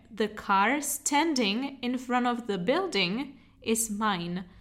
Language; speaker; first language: English; non-native, fluent; Czech